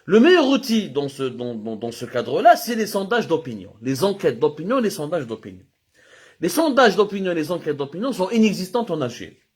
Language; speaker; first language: French; non-native, local second language; Arabic